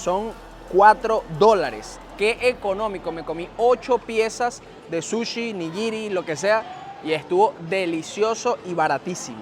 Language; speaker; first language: Spanish; native; Spanish